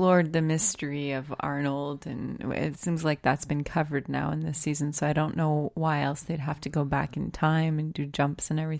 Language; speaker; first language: English; native; English